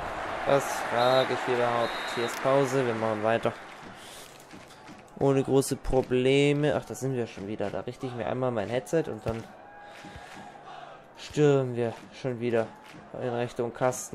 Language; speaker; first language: German; native; German